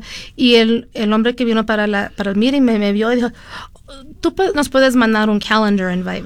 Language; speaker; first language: Spanish; early bilingual, heritage; Spanish